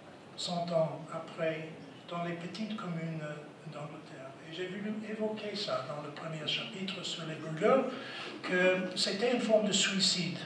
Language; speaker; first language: French; non-native, fluent; English